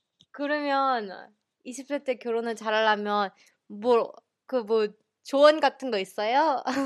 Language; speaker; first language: Korean; early bilingual, heritage; Korean